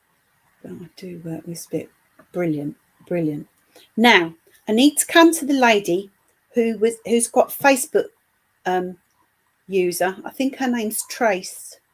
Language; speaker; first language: English; native; English